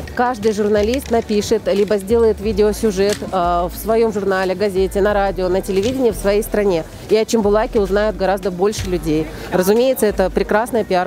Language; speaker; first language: Russian; native; Russian